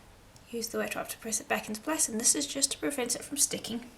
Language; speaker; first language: English; native; English